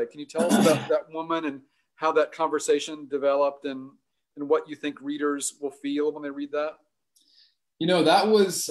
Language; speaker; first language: English; native; English